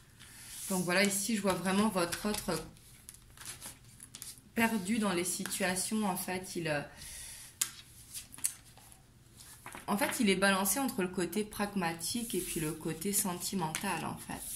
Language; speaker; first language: French; native; French